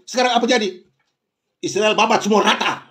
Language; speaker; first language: Indonesian; native; Indonesian